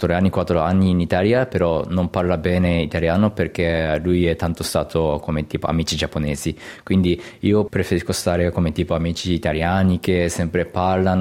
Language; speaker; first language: Italian; non-native, learner; Japanese